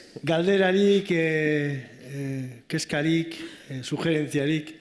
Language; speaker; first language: Basque; native; Basque